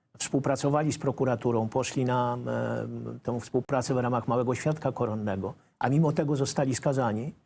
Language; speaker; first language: Polish; native; Polish